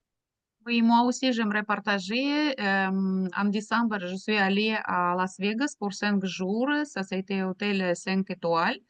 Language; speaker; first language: French; non-native, fluent; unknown